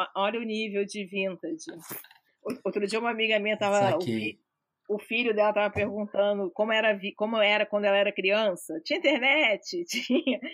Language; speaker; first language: Portuguese; native; Portuguese